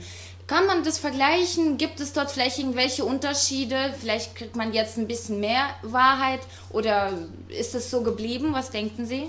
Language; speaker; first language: German; non-native, fluent; Russian